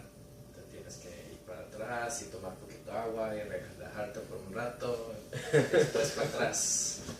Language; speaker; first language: Spanish; early bilingual, heritage; Spanish